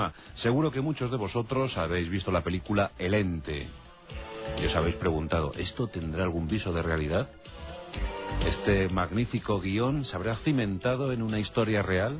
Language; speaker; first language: Spanish; native; Spanish